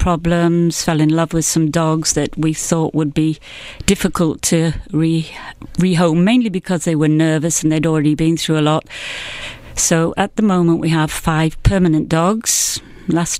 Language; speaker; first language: English; native; English